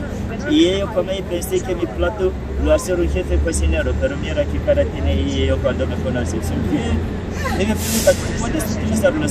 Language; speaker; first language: Spanish; non-native, learner; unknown